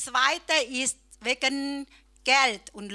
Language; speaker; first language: German; non-native, learner; Thai